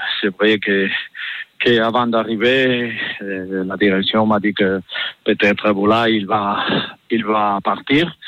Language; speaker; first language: French; non-native, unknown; Catalan